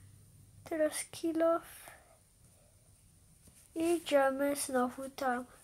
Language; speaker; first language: Polish; early bilingual, heritage; Polish